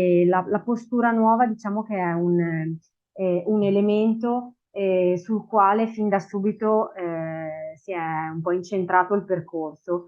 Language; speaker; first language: Italian; native; Italian